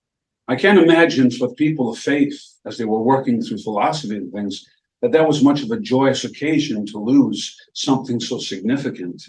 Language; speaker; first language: English; native; English